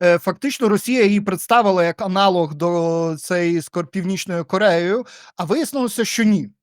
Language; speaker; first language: Ukrainian; native; Ukrainian